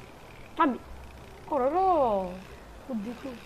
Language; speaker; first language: French; native; French